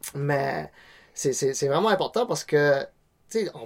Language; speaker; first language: French; non-native, local second language; Cantonese